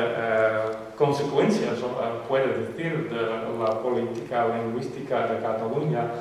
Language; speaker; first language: Spanish; non-native, fluent; Western Frisian